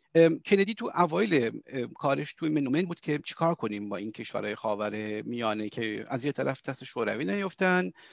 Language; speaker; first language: Persian; native; Persian